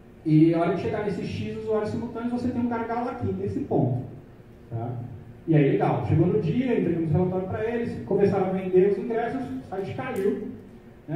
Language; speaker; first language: Portuguese; native; Portuguese